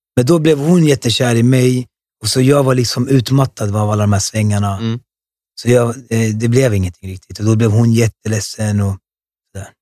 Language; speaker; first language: Swedish; early bilingual, other home language; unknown